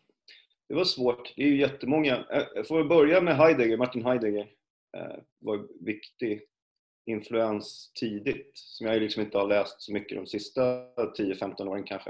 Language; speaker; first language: Swedish; native; Swedish